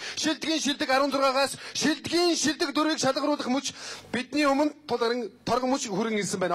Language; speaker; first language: Mongolian; native; Mongolian